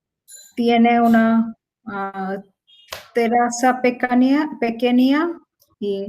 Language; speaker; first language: Spanish; non-native, learner; Bangla